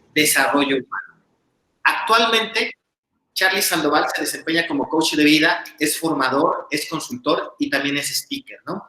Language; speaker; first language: Spanish; native; Spanish